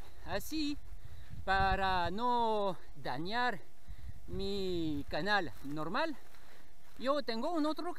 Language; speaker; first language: Spanish; non-native, learner; French